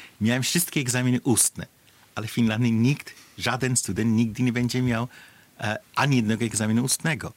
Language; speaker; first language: Polish; non-native, fluent; Bangla